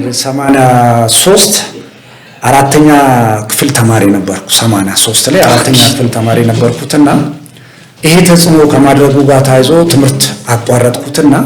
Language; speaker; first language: Amharic; non-native, local second language; Hadiyya